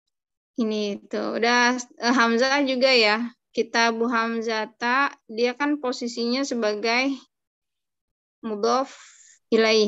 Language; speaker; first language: Indonesian; native; Indonesian